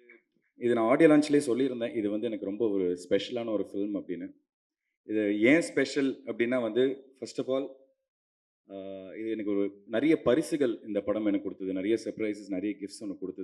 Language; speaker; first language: Tamil; native; Tamil